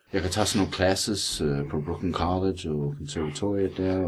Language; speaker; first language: Danish; non-native, fluent; English